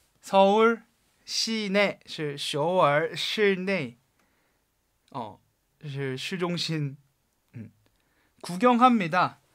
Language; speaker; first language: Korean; non-native, fluent; Chinese